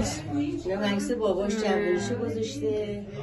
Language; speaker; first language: Persian; native; Persian